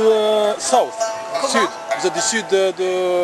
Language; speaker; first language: French; non-native, local second language; Arabic